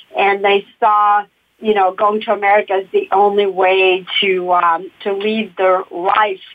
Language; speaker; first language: English; non-native, fluent; Russian